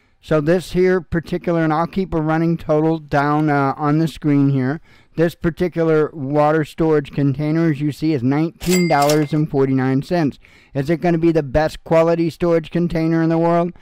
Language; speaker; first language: English; native; English